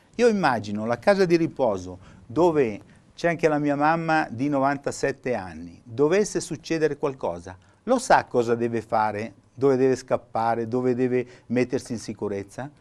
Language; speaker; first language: Italian; native; Italian